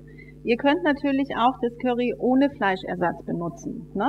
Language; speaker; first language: German; native; German